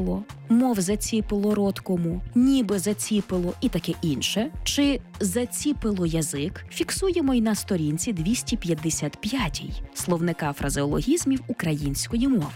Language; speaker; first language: Ukrainian; native; Ukrainian